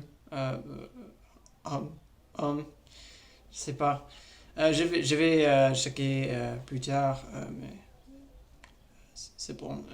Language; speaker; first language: French; non-native, learner; English